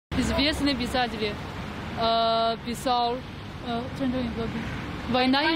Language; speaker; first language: Russian; non-native, learner; Chinese